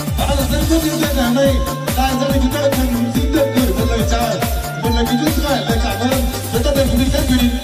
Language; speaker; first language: Vietnamese; non-native, local second language; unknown